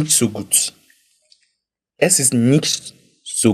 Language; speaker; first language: German; non-native, learner; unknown